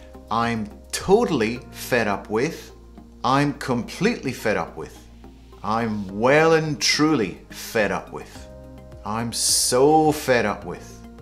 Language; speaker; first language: English; native; English